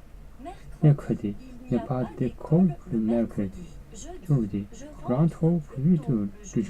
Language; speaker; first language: French; non-native, learner; Japanese